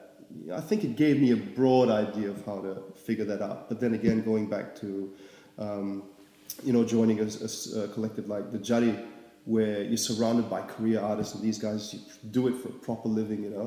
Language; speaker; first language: English; native; English